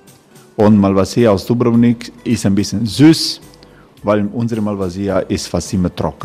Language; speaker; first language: German; non-native, learner; Croatian